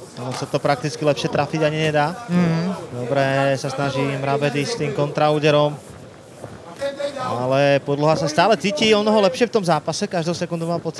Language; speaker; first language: Slovak; native; Slovak